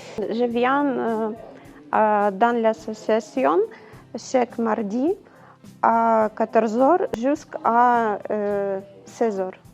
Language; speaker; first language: French; non-native, learner; Ukrainian